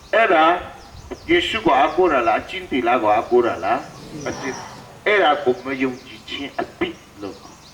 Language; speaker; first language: Burmese; non-native, local second language; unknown